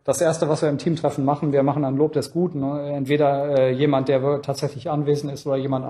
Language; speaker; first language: German; native; German